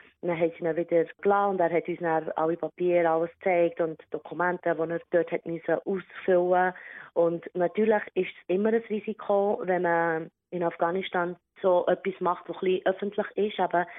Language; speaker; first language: German; early bilingual, other home language; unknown